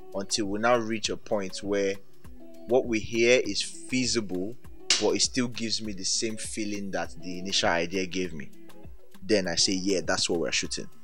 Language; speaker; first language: English; non-native, local second language; Yoruba